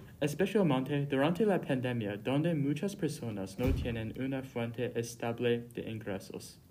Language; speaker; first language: Spanish; non-native, learner; English